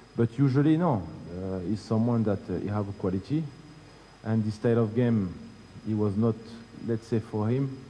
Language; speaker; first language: English; non-native, learner; Arabic